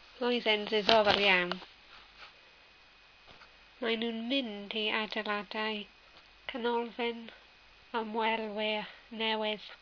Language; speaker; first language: Welsh; non-native, learner; English